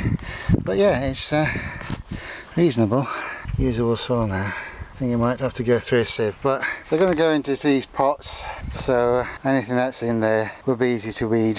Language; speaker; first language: English; native; English